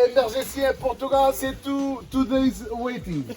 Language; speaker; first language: French; non-native, learner; Portuguese